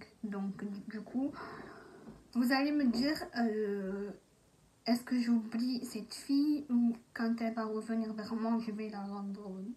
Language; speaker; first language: French; native; French